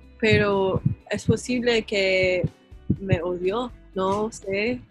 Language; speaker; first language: Spanish; non-native, learner; English